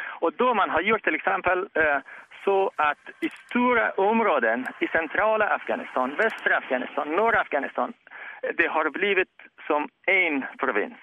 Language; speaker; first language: Swedish; non-native, fluent; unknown